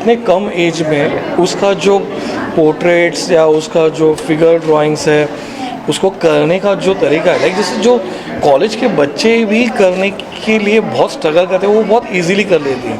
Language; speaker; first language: Hindi; non-native, local second language; Marathi